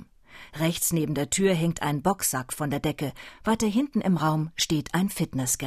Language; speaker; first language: German; native; German